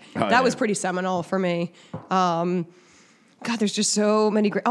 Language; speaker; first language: English; native; English